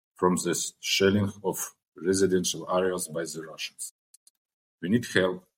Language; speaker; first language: English; non-native, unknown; Ukrainian